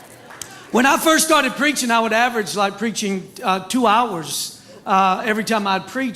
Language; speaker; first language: English; native; English